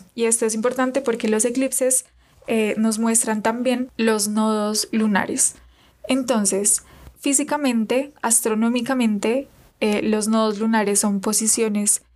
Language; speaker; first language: Spanish; native; Spanish